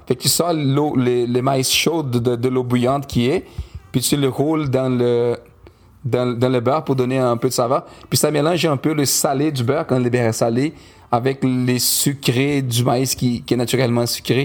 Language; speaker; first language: French; non-native, fluent; Portuguese